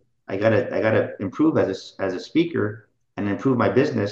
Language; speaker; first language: English; native; English